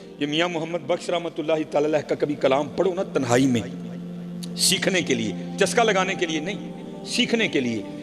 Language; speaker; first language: Urdu; non-native, local second language; Punjabi